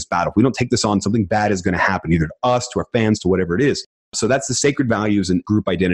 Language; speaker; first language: English; native; English